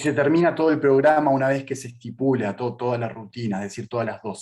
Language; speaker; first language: Spanish; native; Spanish